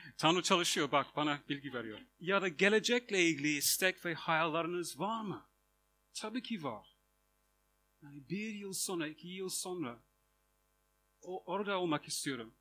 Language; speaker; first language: Turkish; non-native, fluent; English